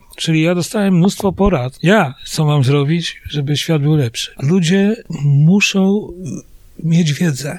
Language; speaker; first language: Polish; native; Polish